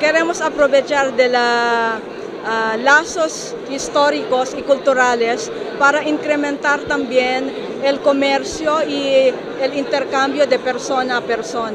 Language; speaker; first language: Spanish; non-native, fluent; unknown